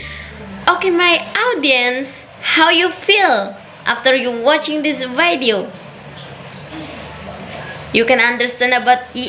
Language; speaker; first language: English; non-native, learner; Indonesian